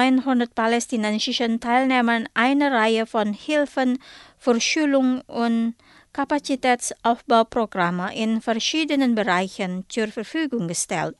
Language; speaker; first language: German; non-native, fluent; Indonesian